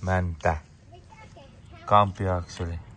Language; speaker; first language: Finnish; non-native, learner; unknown